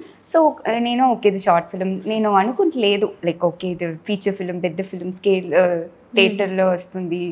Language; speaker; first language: Telugu; non-native, learner; Tamil